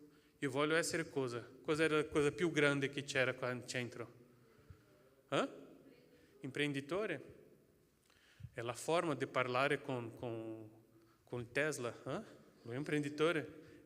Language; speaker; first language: Italian; non-native, fluent; Portuguese